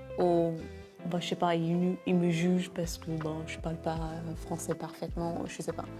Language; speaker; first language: French; non-native, fluent; English